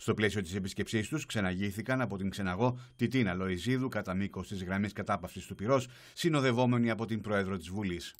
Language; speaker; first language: Greek; native; Greek